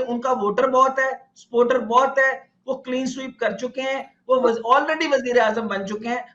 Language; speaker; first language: Urdu; non-native, local second language; Punjabi